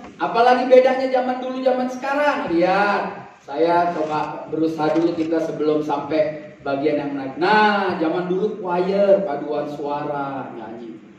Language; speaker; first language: Indonesian; native; Indonesian